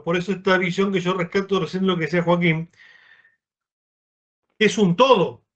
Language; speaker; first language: Spanish; native; Spanish